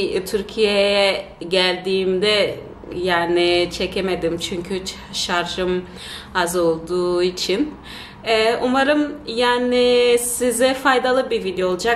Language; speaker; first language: Turkish; non-native, fluent; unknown